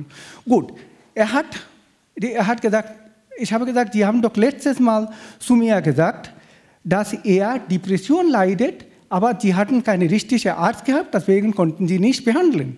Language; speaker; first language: German; non-native, fluent; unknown